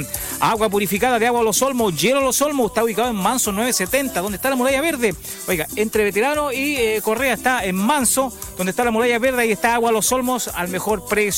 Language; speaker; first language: Spanish; native; Spanish